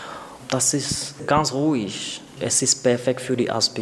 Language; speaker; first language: German; non-native, learner; Arabic